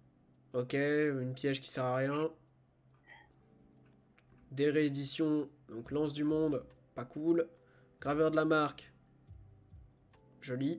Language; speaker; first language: French; native; French